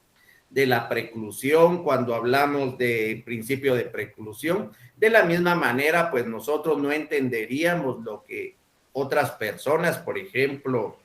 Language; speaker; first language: Spanish; native; Spanish